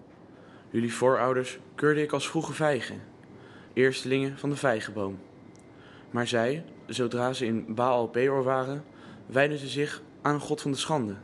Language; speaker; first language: Dutch; native; Dutch